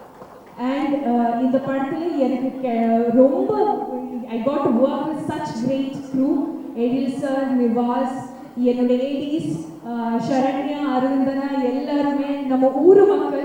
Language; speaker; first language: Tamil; non-native, learner; Malayalam